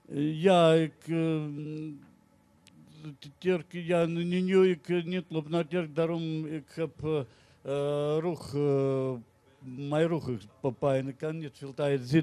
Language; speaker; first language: Dutch; non-native, learner; Russian